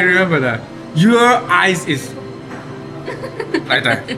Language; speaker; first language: English; non-native, learner; Korean